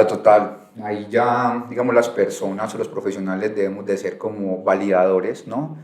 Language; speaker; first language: Spanish; native; Spanish